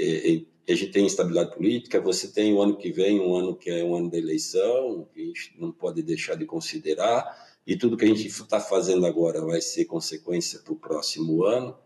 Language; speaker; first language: Portuguese; native; Portuguese